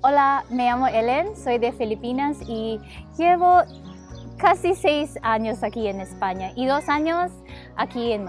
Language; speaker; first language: Spanish; non-native, fluent; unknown